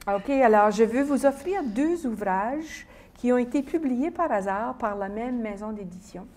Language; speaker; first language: French; native; French